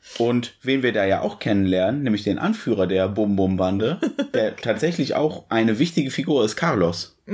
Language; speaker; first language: German; native; German